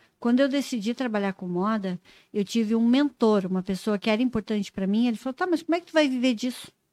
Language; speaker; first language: Portuguese; native; Portuguese